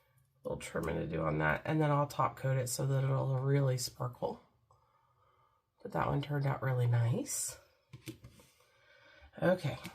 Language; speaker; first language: English; native; English